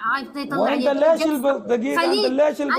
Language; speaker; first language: Arabic; non-native, learner; Pashto